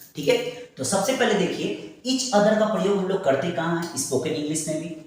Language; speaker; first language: Hindi; native; Hindi